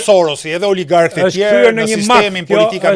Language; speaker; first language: Albanian; native; Albanian